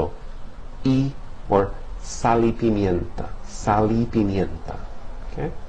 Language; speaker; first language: Spanish; non-native, fluent; English